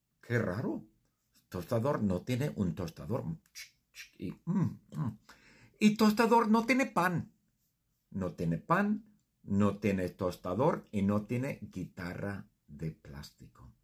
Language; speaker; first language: Spanish; non-native, fluent; English